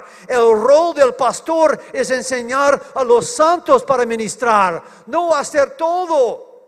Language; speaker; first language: Spanish; non-native, fluent; English